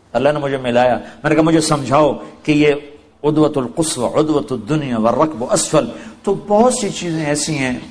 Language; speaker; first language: Urdu; non-native, local second language; Punjabi